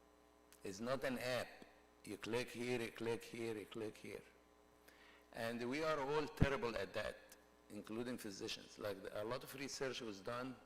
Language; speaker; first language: English; non-native, fluent; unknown